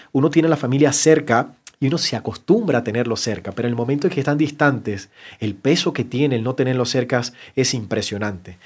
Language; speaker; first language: Spanish; native; Spanish